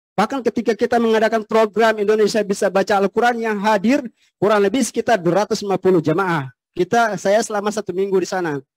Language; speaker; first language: Indonesian; native; Indonesian